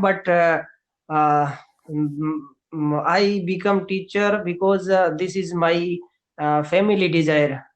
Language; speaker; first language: English; non-native, learner; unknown